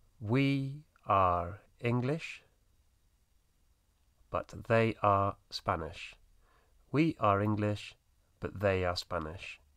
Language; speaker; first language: English; non-native, fluent; Spanish